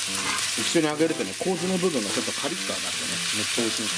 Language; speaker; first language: Japanese; native; Japanese